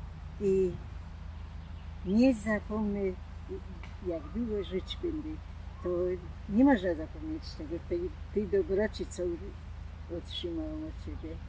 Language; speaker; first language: Polish; non-native, local second language; German